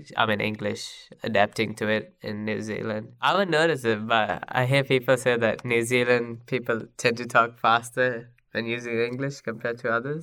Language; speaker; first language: English; non-native, local second language; Sinhala